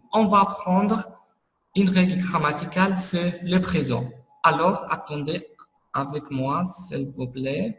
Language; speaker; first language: French; non-native, fluent; Arabic